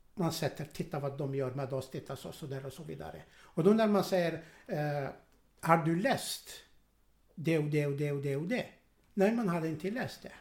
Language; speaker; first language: Swedish; non-native, fluent; Arabic